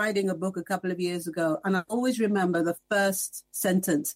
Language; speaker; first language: English; native; English